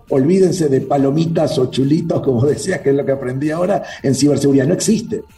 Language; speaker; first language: Spanish; native; Spanish